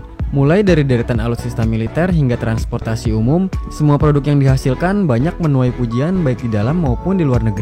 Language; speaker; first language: Indonesian; native; Indonesian